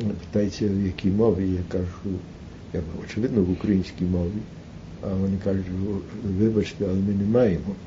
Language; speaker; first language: Ukrainian; early bilingual, heritage; Ukrainian